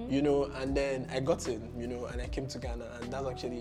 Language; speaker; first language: English; non-native, local second language; Igbo